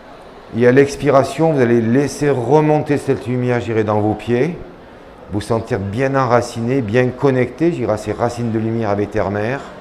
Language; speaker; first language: French; native; French